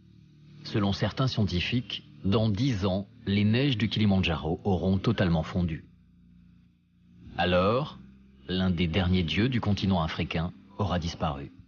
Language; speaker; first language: French; native; French